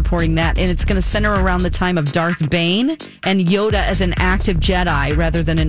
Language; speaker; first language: English; native; English